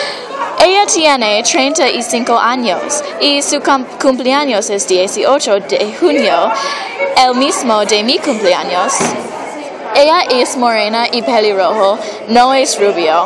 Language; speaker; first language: Spanish; non-native, learner; English